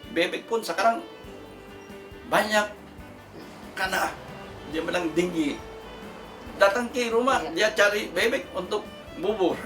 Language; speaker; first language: Indonesian; non-native, fluent; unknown